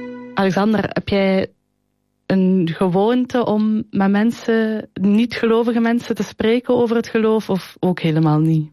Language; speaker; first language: Dutch; native; Dutch